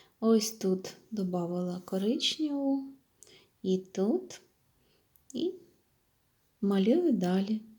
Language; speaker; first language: Ukrainian; non-native, local second language; Russian